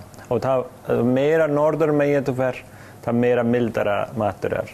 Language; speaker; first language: Icelandic; non-native, fluent; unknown